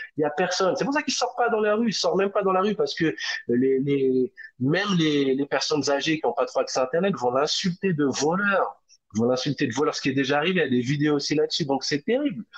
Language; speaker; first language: French; native; French